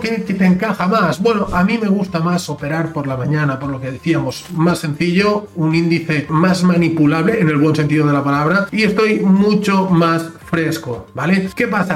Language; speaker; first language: Spanish; native; Spanish